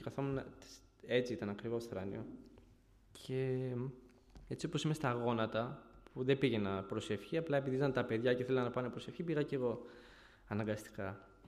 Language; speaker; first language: Greek; early bilingual, other home language; Bulgarian